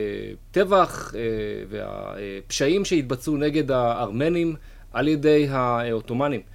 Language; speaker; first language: Hebrew; native; Hebrew